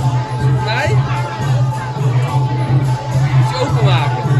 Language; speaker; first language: Dutch; native; Dutch